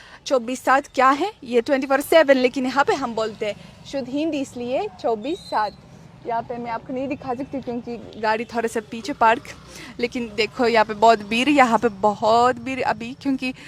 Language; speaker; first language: Hindi; non-native, learner; Russian